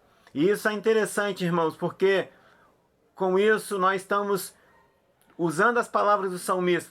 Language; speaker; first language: Portuguese; native; Portuguese